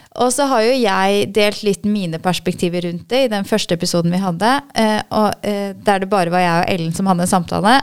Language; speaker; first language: Norwegian; early bilingual, other home language; Persian